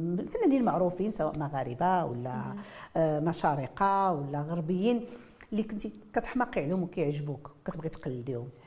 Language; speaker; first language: Arabic; native; Arabic